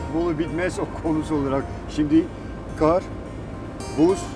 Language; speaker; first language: Turkish; non-native, fluent; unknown